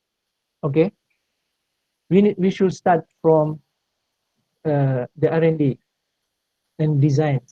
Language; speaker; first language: English; non-native, local second language; Malay